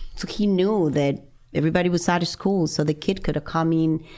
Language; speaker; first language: English; non-native, fluent; Spanish